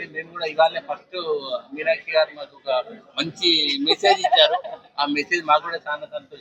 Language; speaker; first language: Telugu; native; Telugu